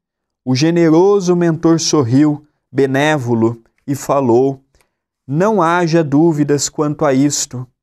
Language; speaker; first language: Portuguese; native; Portuguese